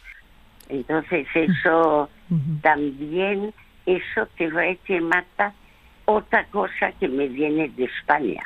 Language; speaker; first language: Spanish; early bilingual, other home language; French